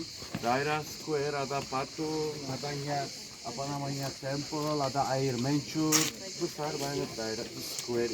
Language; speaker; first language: Indonesian; non-native, learner; Turkish